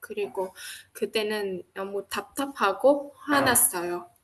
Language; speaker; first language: Korean; non-native, fluent; Vietnamese